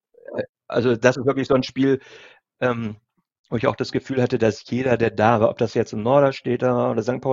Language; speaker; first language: German; native; German